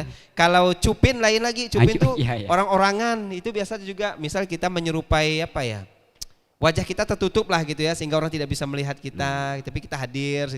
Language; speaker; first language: Malay; native; Malay